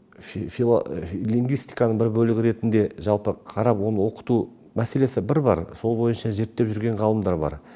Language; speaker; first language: Kazakh; native; Kazakh